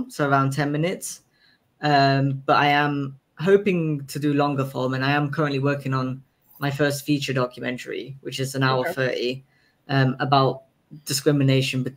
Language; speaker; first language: English; native; English